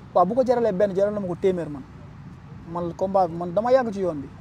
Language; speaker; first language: Wolof; native; Wolof